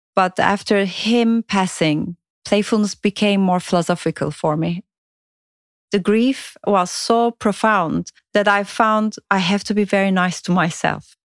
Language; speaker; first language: English; non-native, fluent; Turkish